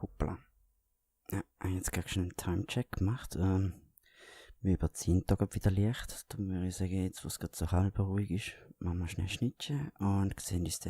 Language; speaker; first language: German; native; German